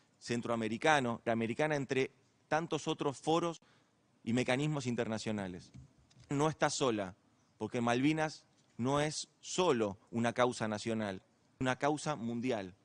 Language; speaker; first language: Spanish; native; Spanish